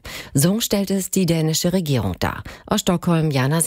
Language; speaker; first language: German; native; German